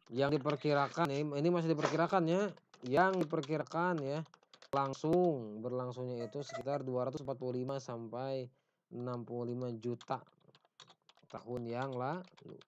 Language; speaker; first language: Indonesian; non-native, local second language; Sundanese